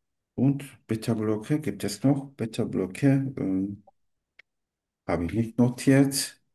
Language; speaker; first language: German; non-native, learner; Turkish